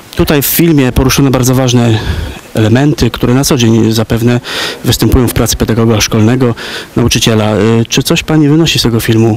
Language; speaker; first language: Polish; native; Polish